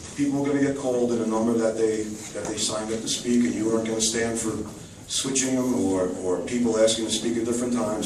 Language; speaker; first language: English; native; English